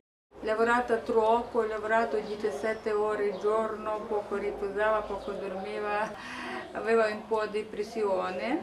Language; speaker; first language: Italian; non-native, learner; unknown